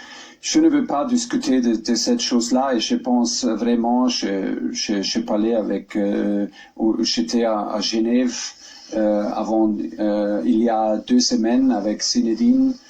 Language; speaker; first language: French; non-native, learner; German